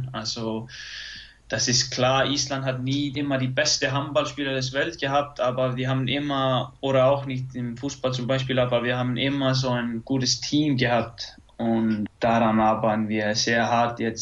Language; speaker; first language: German; non-native, fluent; Icelandic